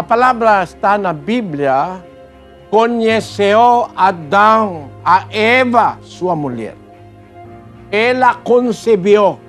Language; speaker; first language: Portuguese; non-native, learner; Filipino